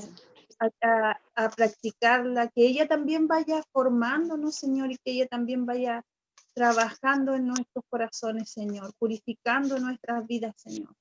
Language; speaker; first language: Spanish; native; Spanish